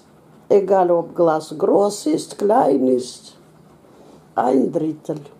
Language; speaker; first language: German; non-native, local second language; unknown